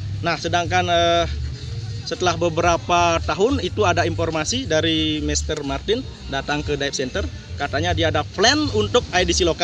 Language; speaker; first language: Indonesian; non-native, local second language; Balinese